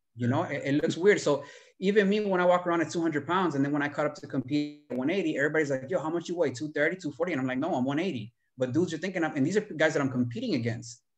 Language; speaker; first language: English; early bilingual, other home language; Spanish